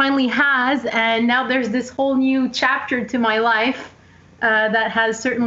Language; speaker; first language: English; native; English